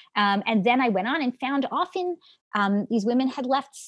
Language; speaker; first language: English; native; English